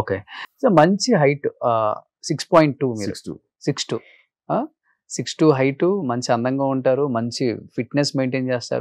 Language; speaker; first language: Telugu; native; Telugu